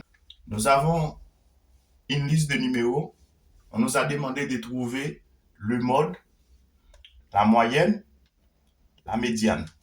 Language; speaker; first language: French; non-native, local second language; Haitian Creole